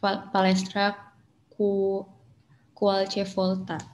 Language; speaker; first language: Italian; non-native, learner; Indonesian